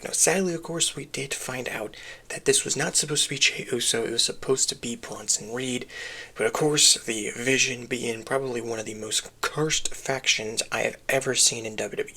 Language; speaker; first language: English; native; English